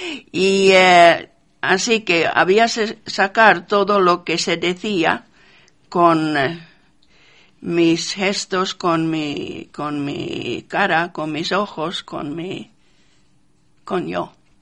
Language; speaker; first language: Spanish; non-native, fluent; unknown